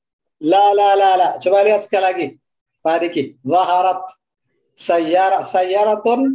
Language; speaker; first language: Indonesian; native; Indonesian